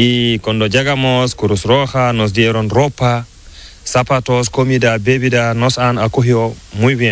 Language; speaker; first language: Spanish; non-native, learner; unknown